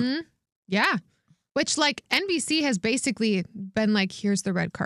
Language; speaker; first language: English; native; English